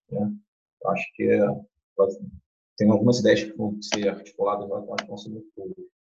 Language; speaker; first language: Portuguese; native; Portuguese